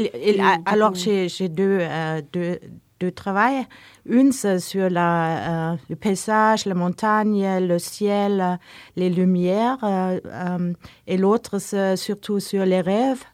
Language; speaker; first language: French; non-native, learner; Norwegian